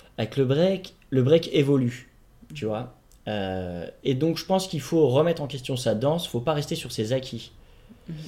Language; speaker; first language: French; native; French